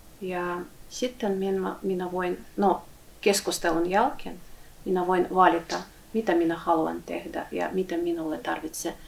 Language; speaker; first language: Finnish; non-native, fluent; Russian